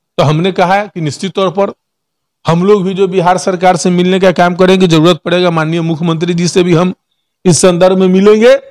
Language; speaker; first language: Hindi; native; Hindi